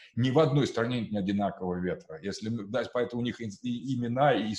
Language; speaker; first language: Russian; native; Russian